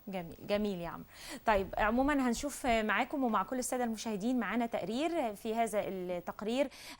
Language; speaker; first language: Arabic; native; Arabic